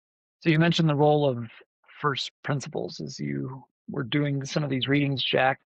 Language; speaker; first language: English; native; English